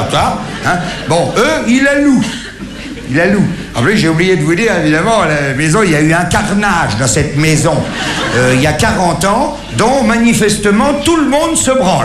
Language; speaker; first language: French; native; French